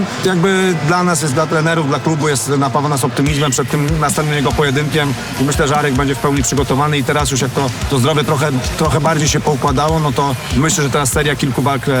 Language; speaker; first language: Polish; native; Polish